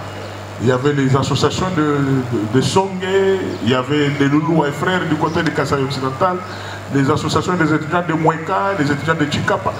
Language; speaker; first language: French; non-native, local second language; Luba-Lulua